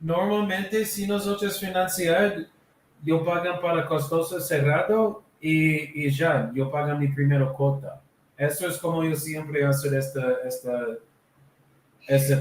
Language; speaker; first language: Spanish; non-native, learner; English